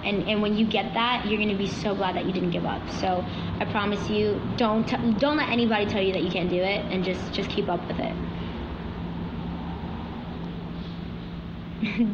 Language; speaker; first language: English; early bilingual, other home language; Spanish